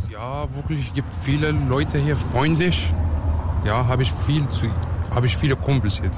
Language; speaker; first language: German; non-native, learner; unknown